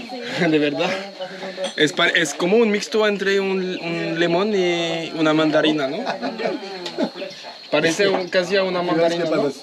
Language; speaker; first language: Spanish; non-native, learner; French